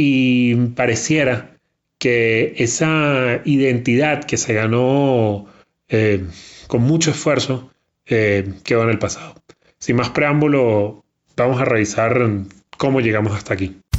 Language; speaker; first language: Spanish; native; Spanish